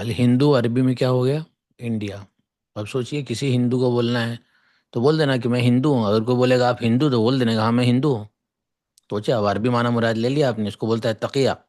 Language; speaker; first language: Urdu; native; Urdu